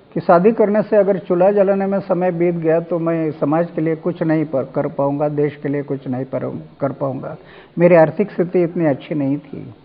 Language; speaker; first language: Hindi; non-native, local second language; Marathi